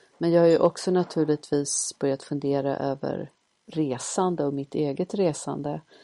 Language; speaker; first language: Swedish; native; Swedish